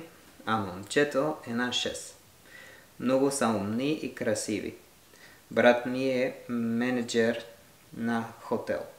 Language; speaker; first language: Bulgarian; non-native, learner; French